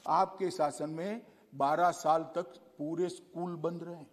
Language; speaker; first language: Hindi; non-native, local second language; Gujarati